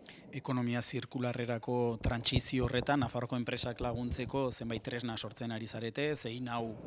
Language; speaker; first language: Basque; native; Basque